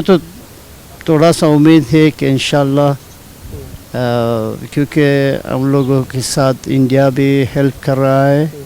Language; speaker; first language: Hindi; non-native, learner; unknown